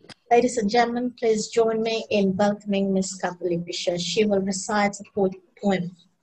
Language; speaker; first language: English; non-native, local second language; Bangla